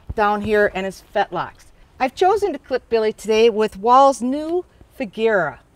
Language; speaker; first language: English; native; English